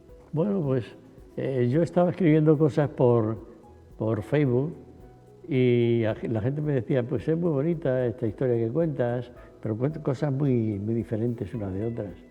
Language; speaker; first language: Spanish; native; Spanish